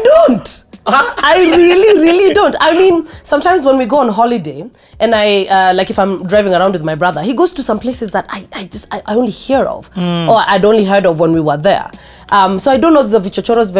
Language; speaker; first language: English; non-native, local second language; Swahili